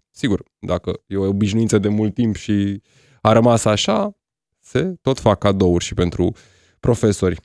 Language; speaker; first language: Romanian; native; Romanian